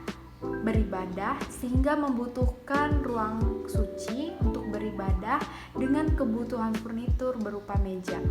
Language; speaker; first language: Indonesian; native; Indonesian